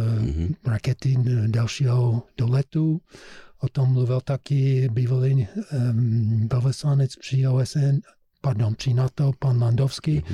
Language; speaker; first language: Czech; non-native, fluent; English